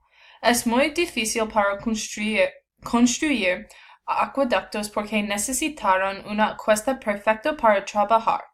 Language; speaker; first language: Spanish; non-native, learner; English